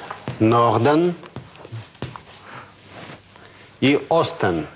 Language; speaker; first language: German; non-native, fluent; Russian